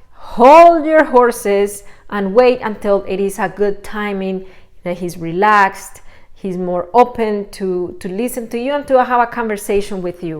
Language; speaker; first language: English; non-native, fluent; Spanish